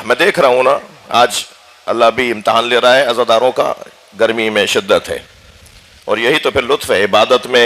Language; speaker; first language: Urdu; native; Urdu